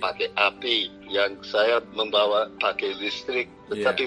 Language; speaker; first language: Indonesian; non-native, fluent; English